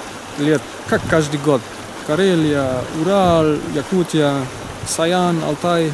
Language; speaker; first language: Russian; non-native, learner; German